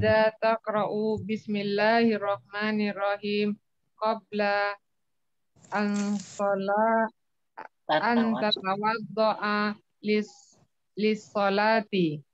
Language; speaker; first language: Arabic; non-native, learner; Indonesian